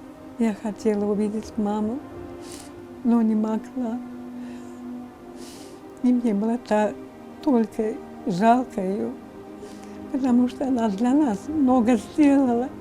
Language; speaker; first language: Russian; non-native, fluent; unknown